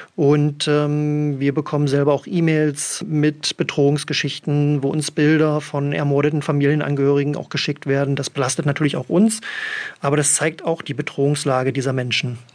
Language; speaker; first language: German; native; German